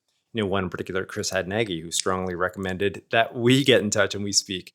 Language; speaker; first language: English; native; English